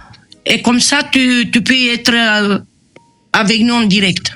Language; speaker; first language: French; non-native, fluent; Romanian